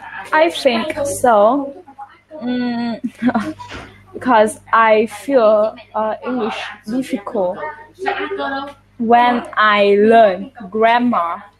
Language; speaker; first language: English; non-native, learner; Vietnamese